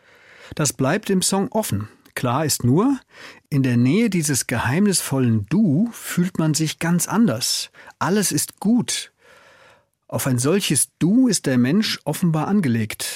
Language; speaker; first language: German; native; German